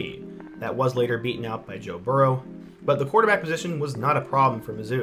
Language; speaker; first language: English; native; English